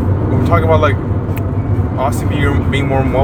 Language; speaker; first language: English; non-native, fluent; Spanish